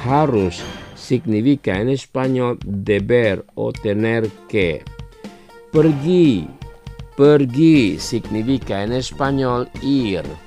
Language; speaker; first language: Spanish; non-native, fluent; Indonesian